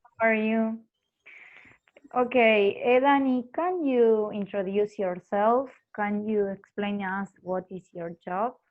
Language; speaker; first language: English; non-native, fluent; Spanish